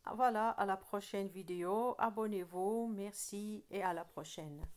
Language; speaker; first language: French; non-native, local second language; Arabic